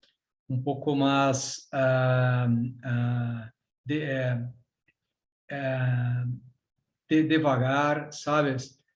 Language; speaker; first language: Spanish; non-native, learner; Portuguese